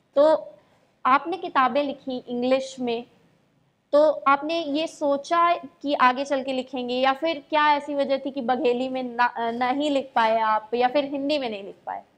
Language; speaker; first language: Hindi; native; Hindi